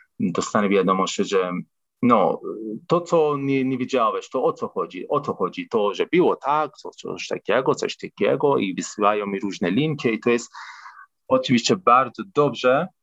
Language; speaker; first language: Polish; non-native, fluent; Persian